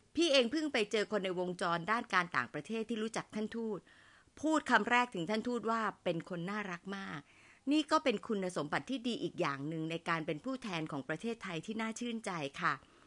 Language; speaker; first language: Thai; native; Thai